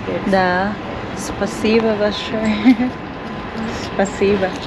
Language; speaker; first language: Russian; non-native, learner; Indonesian